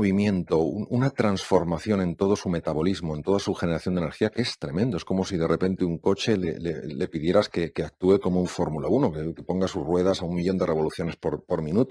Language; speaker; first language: Spanish; native; Spanish